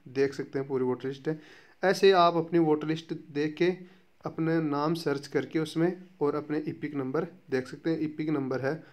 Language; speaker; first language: Hindi; native; Hindi